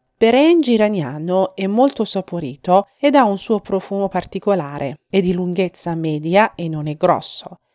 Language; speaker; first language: Italian; non-native, fluent; Persian